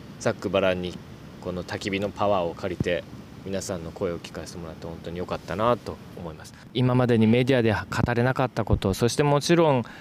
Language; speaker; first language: Japanese; native; Japanese